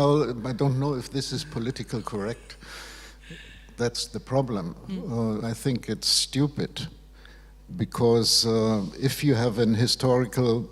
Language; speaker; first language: English; non-native, fluent; German